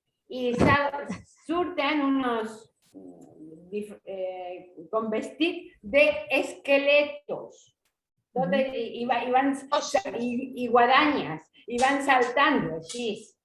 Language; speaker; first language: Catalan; non-native, fluent; Spanish